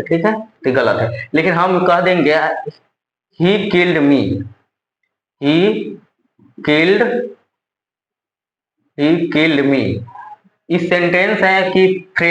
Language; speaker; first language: Hindi; non-native, local second language; Bhojpuri